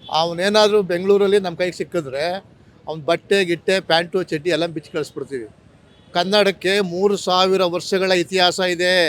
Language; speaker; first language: Kannada; native; Kannada